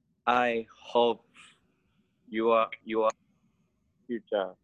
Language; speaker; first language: English; non-native, learner; Japanese